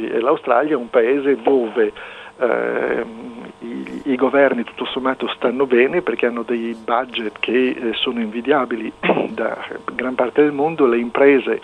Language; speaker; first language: Italian; native; Italian